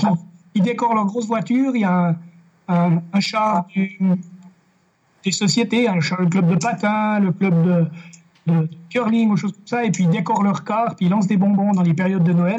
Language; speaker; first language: French; native; French